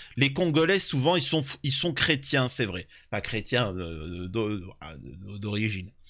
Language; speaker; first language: French; early bilingual, other home language; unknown